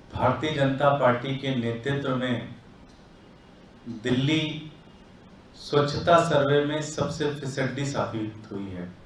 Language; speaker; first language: Hindi; native; Hindi